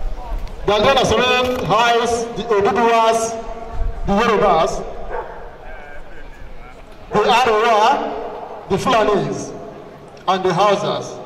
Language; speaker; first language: German; non-native, fluent; Igbo